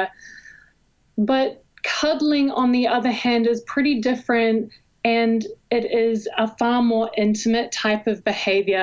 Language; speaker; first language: English; native; English